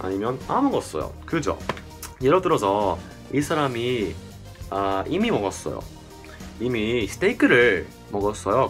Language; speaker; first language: Korean; non-native, fluent; English